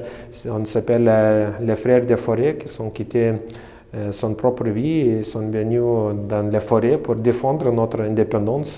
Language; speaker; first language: French; non-native, fluent; Lithuanian